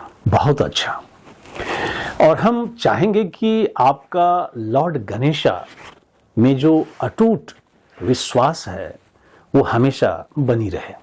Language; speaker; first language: Hindi; native; Hindi